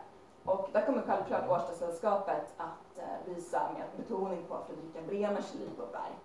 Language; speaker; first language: Swedish; native; Swedish